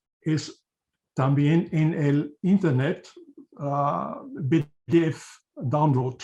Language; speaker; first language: Spanish; non-native, learner; German